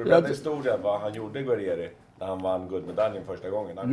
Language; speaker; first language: Swedish; native; Swedish